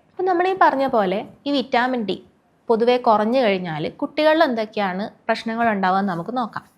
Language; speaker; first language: Malayalam; native; Malayalam